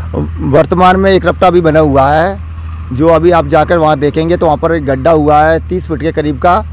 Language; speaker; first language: Hindi; native; Hindi